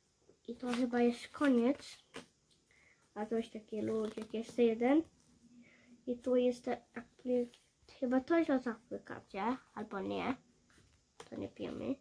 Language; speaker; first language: Polish; early bilingual, heritage; Polish